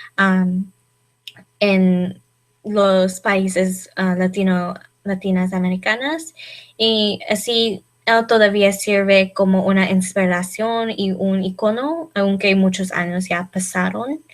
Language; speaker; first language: Spanish; non-native, learner; English